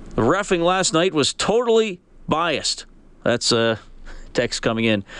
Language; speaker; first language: English; native; English